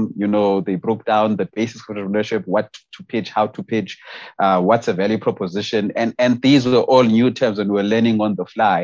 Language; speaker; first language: English; non-native, local second language; Xhosa